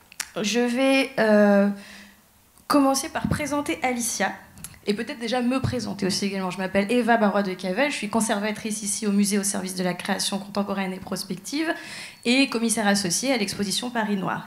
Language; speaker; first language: French; native; French